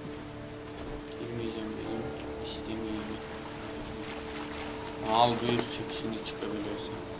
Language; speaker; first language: Turkish; native; Turkish